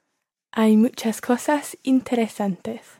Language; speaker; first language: Spanish; non-native, learner; English